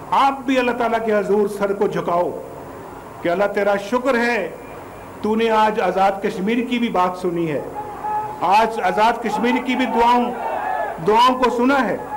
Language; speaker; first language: Urdu; non-native, local second language; Punjabi